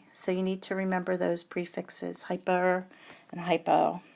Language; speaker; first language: English; native; English